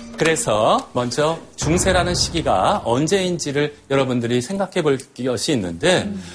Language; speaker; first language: Korean; native; Korean